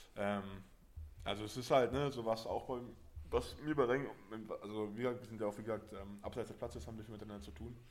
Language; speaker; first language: German; native; German